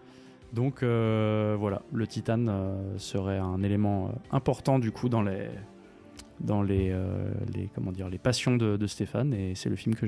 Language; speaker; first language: French; native; French